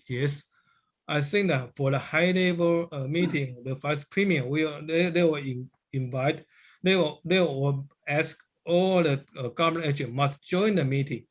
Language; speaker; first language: English; non-native, learner; Chinese